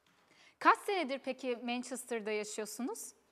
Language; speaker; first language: Turkish; native; Turkish